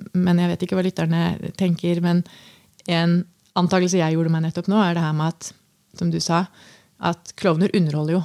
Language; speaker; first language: Norwegian; native; Norwegian